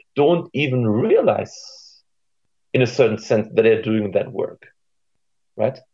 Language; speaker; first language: English; non-native, fluent; German